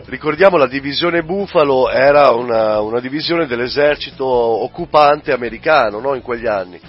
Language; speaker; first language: Italian; native; Italian